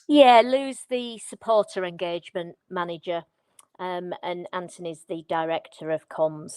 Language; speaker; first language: English; native; English